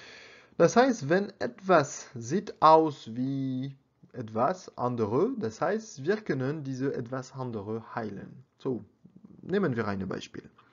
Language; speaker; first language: German; non-native, learner; French